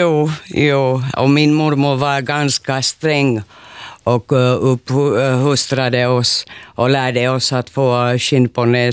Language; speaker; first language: Swedish; non-native, local second language; Finnish